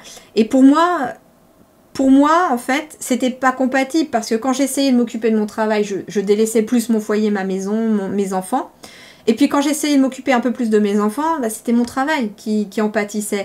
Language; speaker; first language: French; native; French